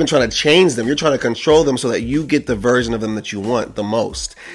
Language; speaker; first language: English; native; English